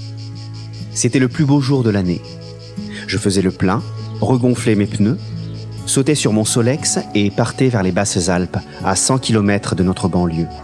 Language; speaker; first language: French; native; French